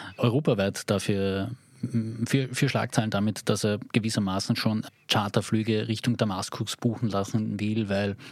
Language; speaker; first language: German; native; German